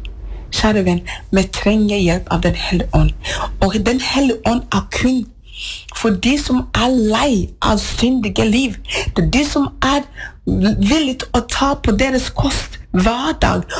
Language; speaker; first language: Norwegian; non-native, fluent; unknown